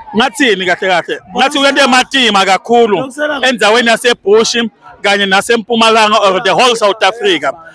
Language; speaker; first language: Zulu; non-native, local second language; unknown